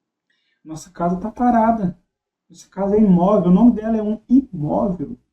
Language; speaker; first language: Portuguese; native; Portuguese